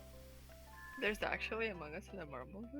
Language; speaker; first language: English; native; English